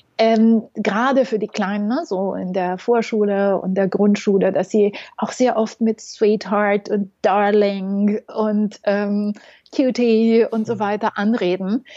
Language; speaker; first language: German; non-native, fluent; Romanian